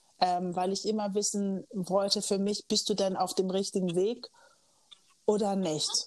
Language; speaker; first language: German; early bilingual, other home language; Akan